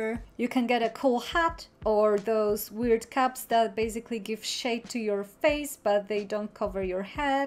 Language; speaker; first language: English; non-native, fluent; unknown